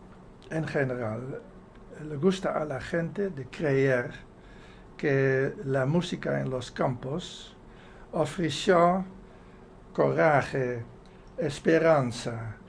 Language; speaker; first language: Spanish; non-native, fluent; Dutch